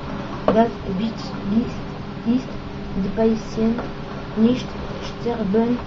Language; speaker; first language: German; non-native, learner; French